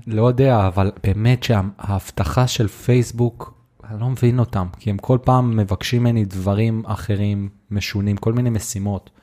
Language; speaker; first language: Hebrew; native; Hebrew